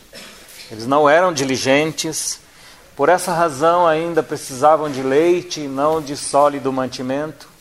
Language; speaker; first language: Portuguese; native; Portuguese